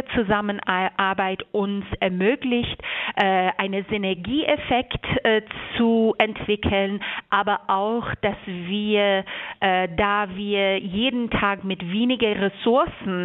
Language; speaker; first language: German; non-native, fluent; Persian